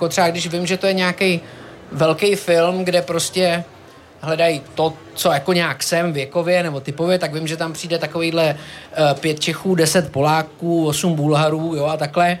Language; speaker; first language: Czech; native; Czech